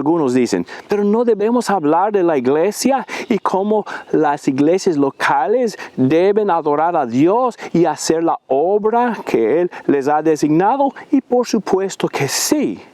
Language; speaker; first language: Spanish; non-native, fluent; English